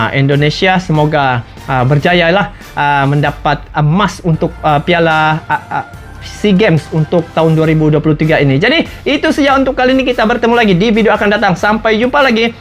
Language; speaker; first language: Malay; native; Malay